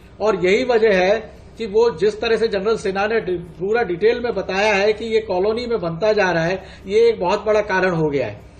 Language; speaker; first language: Hindi; native; Hindi